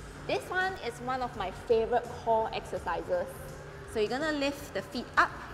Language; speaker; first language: English; non-native, local second language; Chinese